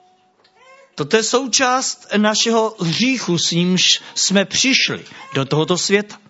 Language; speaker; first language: Czech; native; Czech